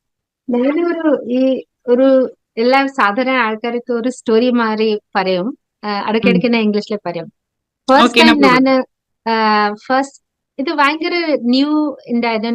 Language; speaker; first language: Malayalam; non-native, local second language; Odia